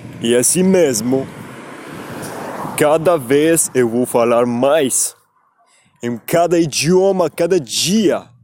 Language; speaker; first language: Portuguese; non-native, learner; Spanish